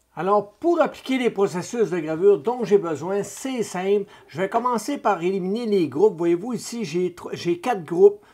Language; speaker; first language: French; native; French